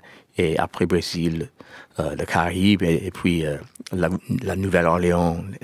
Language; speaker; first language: French; non-native, learner; English